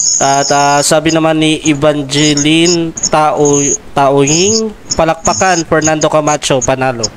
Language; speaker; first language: Filipino; non-native, local second language; Hiligaynon